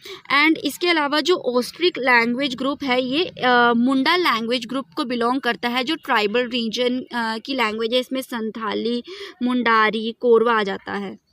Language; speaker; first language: Hindi; native; Hindi